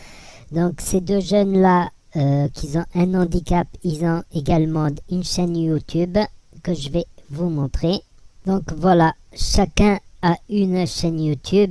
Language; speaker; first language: French; native; French